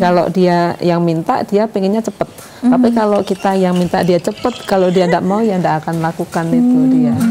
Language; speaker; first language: Indonesian; native; Indonesian